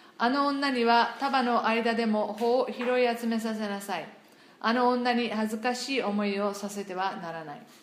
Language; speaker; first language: Japanese; non-native, fluent; English